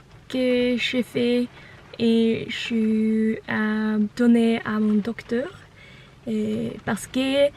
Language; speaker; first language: French; non-native, learner; Norwegian